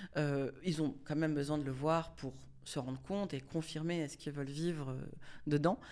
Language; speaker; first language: French; native; French